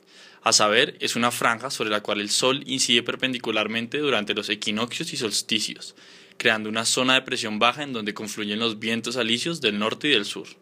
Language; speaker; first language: Spanish; native; Spanish